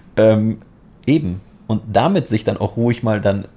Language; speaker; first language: German; non-native, fluent; Polish